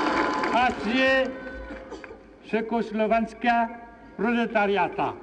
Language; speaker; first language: Slovak; non-native, learner; Vietnamese